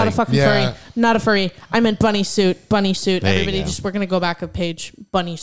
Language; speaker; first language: English; native; English